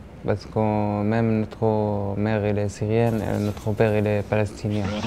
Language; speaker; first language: French; non-native, learner; Arabic